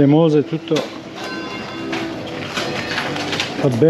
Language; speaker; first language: Italian; non-native, learner; French